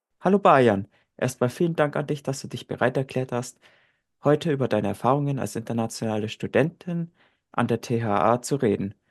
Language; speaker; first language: German; native; German